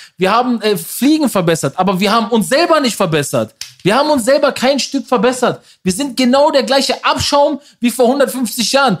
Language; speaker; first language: German; early bilingual, other home language; Persian